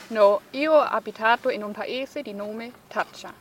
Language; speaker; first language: Italian; non-native, learner; German